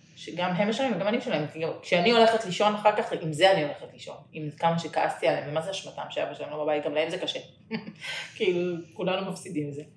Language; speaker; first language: Hebrew; native; Hebrew